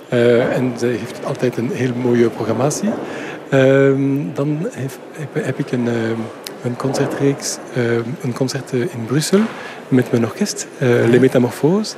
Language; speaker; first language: Dutch; non-native, local second language; French